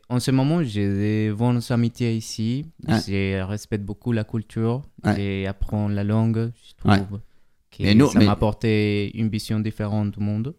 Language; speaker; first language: French; non-native, learner; Spanish